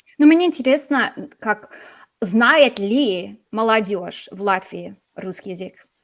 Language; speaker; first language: Russian; non-native, fluent; English